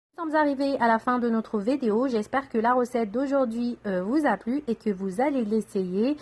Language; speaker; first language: French; non-native, local second language; Arabic